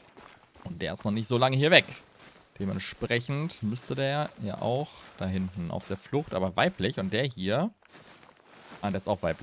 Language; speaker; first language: German; native; German